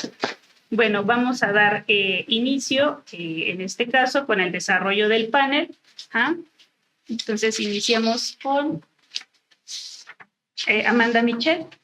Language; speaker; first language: Spanish; native; Spanish